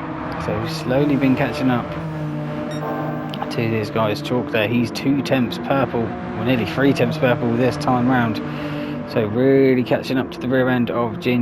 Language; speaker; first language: English; native; English